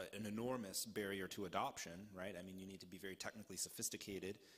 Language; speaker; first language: English; native; English